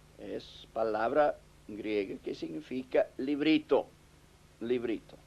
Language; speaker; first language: Spanish; non-native, fluent; English